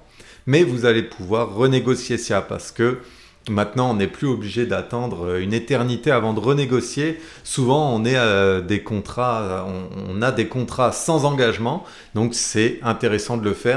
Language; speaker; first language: French; native; French